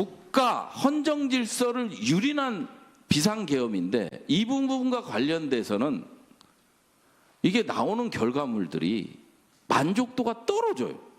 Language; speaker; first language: Korean; native; Korean